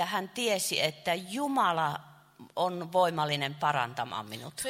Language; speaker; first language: Finnish; non-native, fluent; Chinese